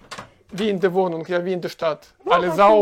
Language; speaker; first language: German; non-native, fluent; Russian